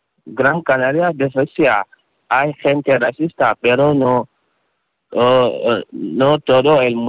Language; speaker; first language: Spanish; non-native, learner; Wolof